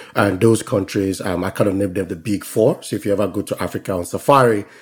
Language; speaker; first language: English; non-native, local second language; Yoruba